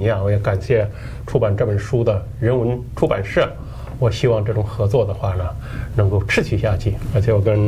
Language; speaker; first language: Chinese; native; Chinese